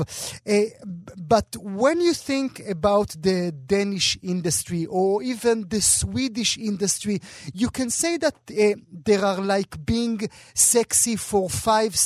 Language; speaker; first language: English; non-native, fluent; Hebrew